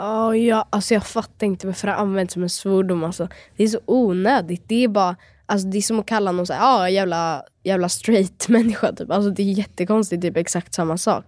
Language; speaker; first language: Swedish; native; Swedish